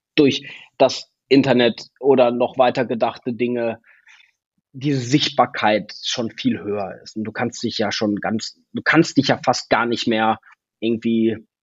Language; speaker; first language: German; native; German